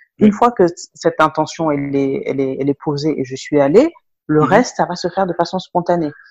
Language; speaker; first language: French; non-native, local second language; Wolof